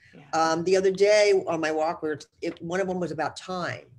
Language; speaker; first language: English; native; English